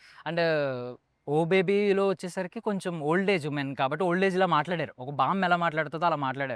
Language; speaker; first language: Telugu; native; Telugu